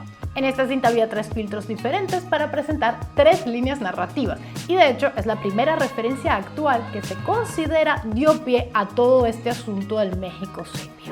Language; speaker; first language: Spanish; native; Spanish